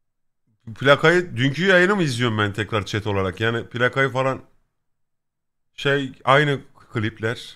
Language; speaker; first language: Turkish; native; Turkish